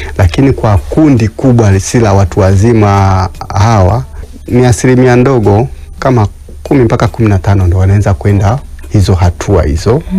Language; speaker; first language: Swahili; native; Swahili